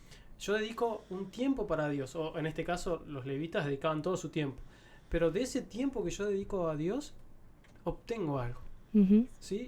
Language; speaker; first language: Spanish; native; Spanish